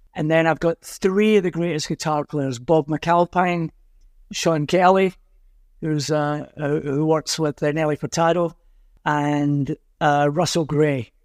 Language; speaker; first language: English; native; English